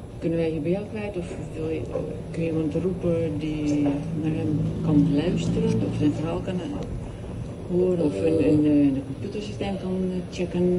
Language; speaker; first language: Dutch; non-native, fluent; Russian